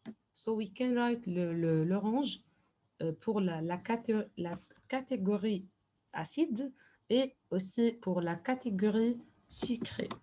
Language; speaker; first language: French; non-native, fluent; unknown